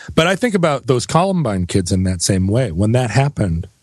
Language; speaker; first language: English; native; English